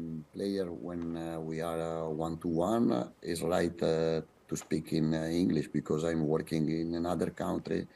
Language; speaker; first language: English; non-native, fluent; Italian